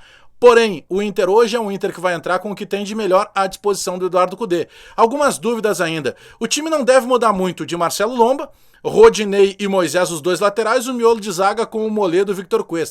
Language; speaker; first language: Portuguese; native; Portuguese